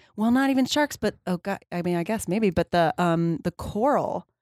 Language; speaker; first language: English; native; English